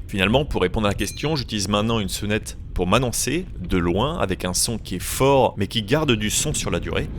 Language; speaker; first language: French; native; French